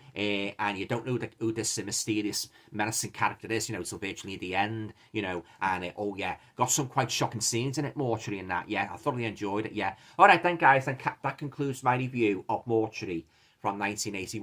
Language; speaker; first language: English; native; English